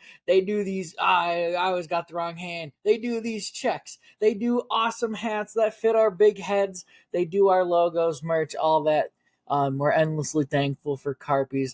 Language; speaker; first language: English; native; English